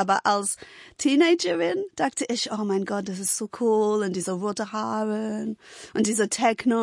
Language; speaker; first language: German; non-native, fluent; English